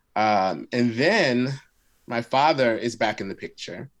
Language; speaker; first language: English; early bilingual, other home language; Arabic